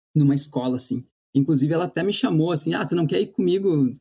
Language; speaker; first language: Portuguese; native; Portuguese